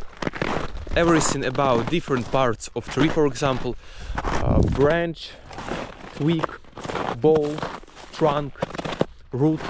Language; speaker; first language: English; non-native, fluent; Russian